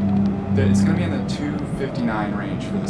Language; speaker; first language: English; native; English